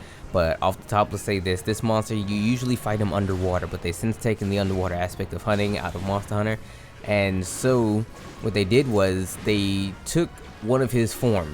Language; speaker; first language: English; native; English